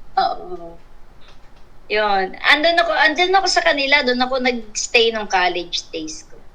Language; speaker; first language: Filipino; native; Filipino